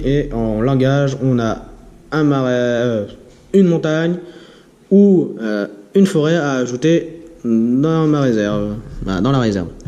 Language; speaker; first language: French; native; French